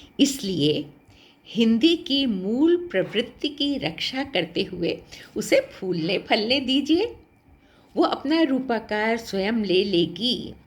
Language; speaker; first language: Hindi; native; Hindi